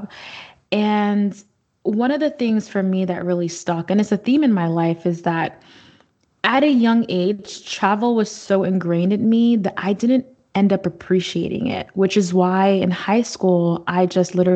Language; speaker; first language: English; native; English